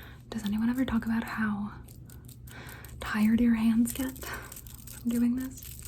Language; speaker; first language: English; early bilingual, other home language; Spanish